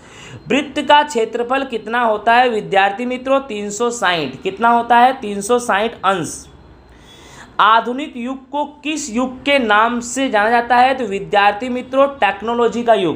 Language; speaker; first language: Hindi; non-native, local second language; Gujarati